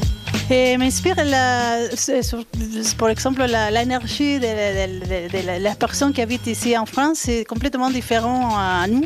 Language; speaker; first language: French; non-native, fluent; Spanish